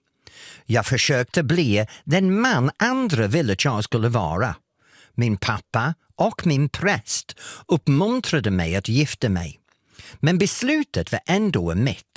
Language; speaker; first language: Swedish; non-native, fluent; English